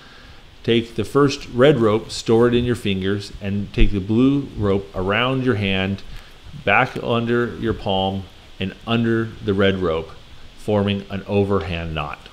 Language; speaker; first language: English; native; English